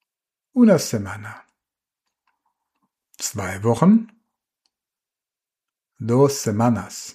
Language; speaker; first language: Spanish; non-native, fluent; German